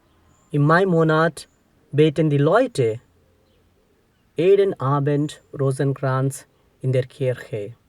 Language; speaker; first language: German; non-native, fluent; Telugu